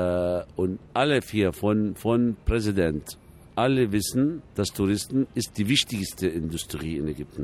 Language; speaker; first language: German; non-native, fluent; Arabic